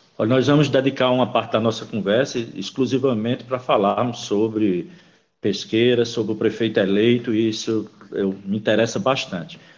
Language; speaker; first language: Portuguese; native; Portuguese